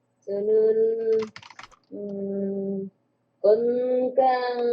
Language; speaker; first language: Korean; non-native, learner; Vietnamese